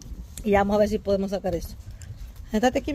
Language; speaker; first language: Spanish; native; Spanish